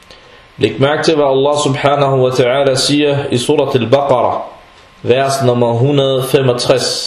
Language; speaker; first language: Danish; non-native, fluent; Arabic